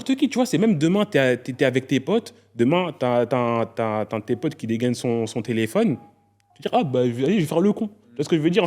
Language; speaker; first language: French; native; French